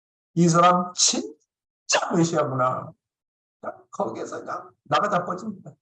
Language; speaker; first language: Korean; native; Korean